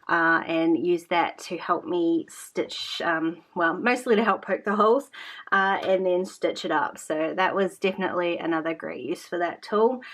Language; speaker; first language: English; native; English